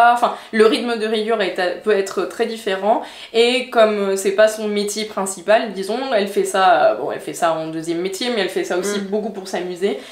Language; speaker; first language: French; native; French